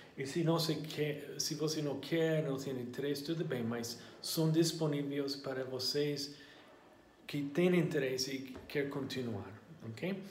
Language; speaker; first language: Portuguese; non-native, learner; English